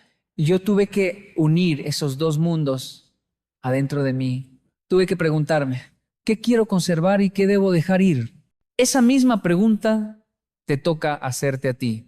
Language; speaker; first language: Spanish; native; Spanish